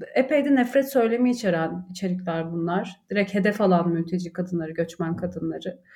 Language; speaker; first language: Turkish; non-native, fluent; Arabic